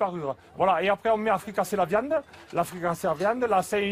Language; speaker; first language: French; native; French